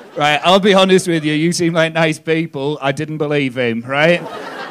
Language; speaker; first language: English; native; English